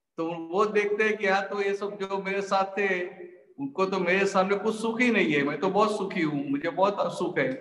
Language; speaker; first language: Hindi; non-native, local second language; Gujarati